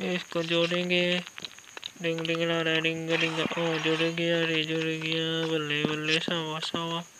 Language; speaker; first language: Urdu; non-native, local second language; Punjabi